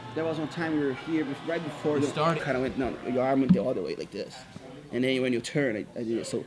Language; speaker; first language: English; non-native, fluent; Portuguese